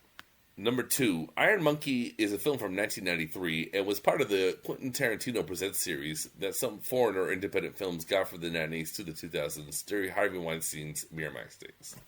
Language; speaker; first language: English; native; English